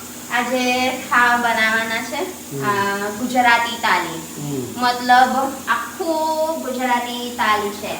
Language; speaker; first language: Gujarati; non-native, learner; Filipino